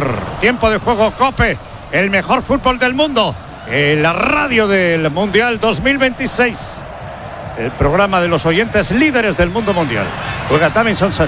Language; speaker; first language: Spanish; native; Spanish